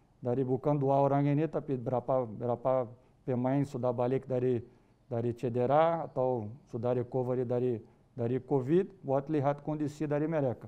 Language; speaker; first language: Indonesian; non-native, fluent; Portuguese